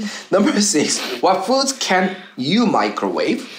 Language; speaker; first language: English; non-native, fluent; Korean